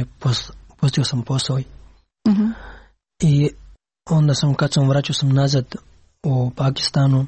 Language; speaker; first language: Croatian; non-native, learner; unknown